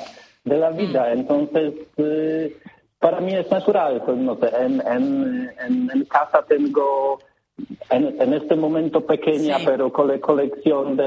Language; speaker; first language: Spanish; non-native, learner; Polish